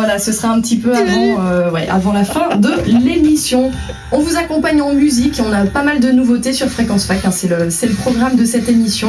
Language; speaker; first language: French; native; French